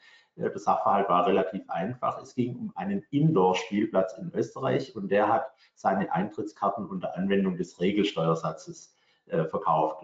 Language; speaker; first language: German; native; German